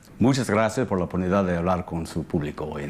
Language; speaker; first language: Spanish; early bilingual, heritage; English